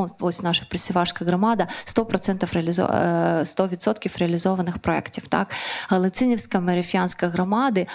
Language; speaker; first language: Ukrainian; non-native, local second language; Russian